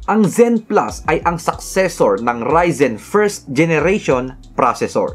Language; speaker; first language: Filipino; native; Filipino